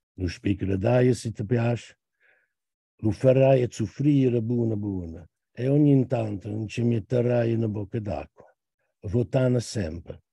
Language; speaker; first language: Italian; non-native, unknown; English